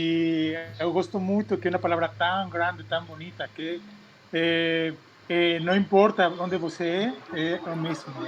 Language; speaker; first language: Portuguese; non-native, fluent; Spanish